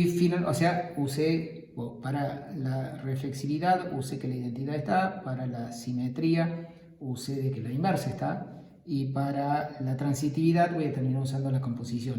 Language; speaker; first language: Spanish; native; Spanish